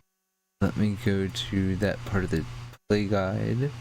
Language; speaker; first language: English; native; English